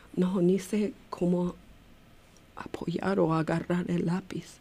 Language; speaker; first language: Spanish; non-native, fluent; English